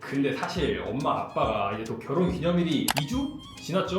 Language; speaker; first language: Korean; native; Korean